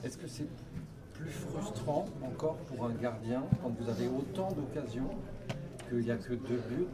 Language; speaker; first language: French; native; French